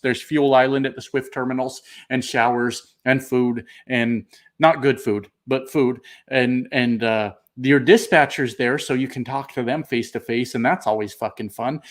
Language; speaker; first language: English; native; English